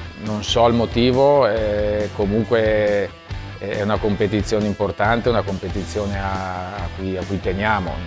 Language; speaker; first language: Italian; native; Italian